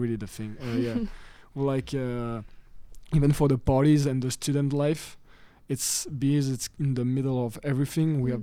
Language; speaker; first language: English; non-native, fluent; French